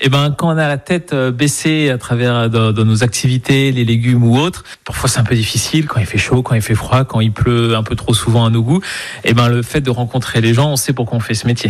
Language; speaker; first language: French; native; French